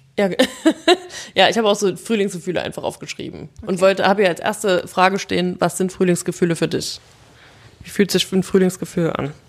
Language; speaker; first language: German; native; German